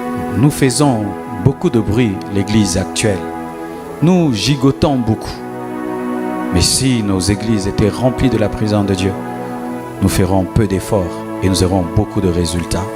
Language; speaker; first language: French; non-native, local second language; Lingala